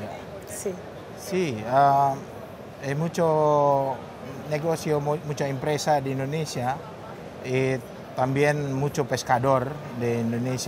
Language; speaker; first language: Spanish; non-native, learner; Indonesian